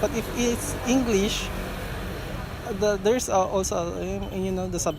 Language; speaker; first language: English; non-native, learner; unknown